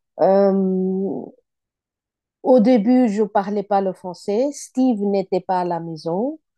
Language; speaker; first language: French; non-native, fluent; Bangla